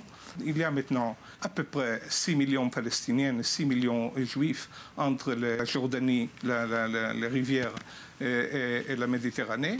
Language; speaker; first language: French; non-native, fluent; Hebrew